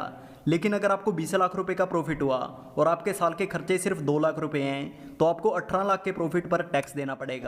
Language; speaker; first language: Hindi; native; Hindi